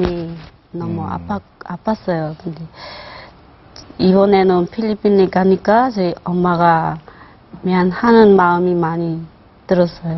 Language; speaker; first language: Korean; non-native, fluent; Filipino